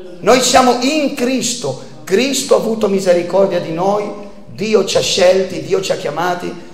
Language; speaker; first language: Italian; non-native, fluent; Spanish